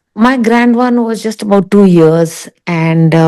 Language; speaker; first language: English; non-native, local second language; Punjabi